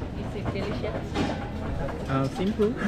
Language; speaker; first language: English; non-native, learner; Korean